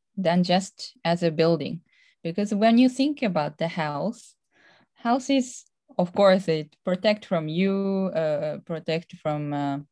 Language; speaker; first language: English; non-native, fluent; Japanese